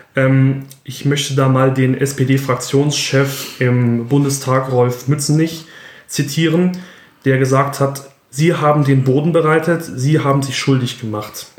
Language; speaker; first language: German; native; German